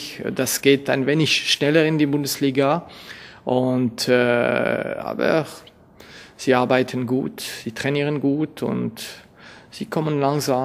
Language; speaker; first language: German; non-native, local second language; French